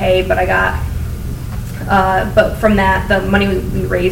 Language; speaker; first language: English; native; English